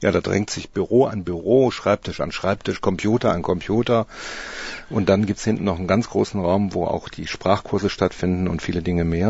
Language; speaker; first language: German; native; German